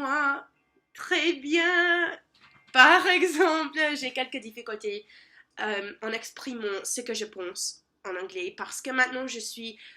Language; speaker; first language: French; non-native, learner; English